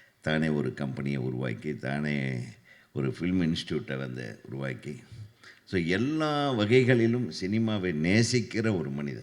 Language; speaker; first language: Tamil; native; Tamil